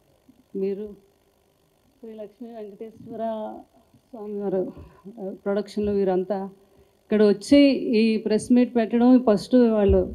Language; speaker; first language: Telugu; native; Telugu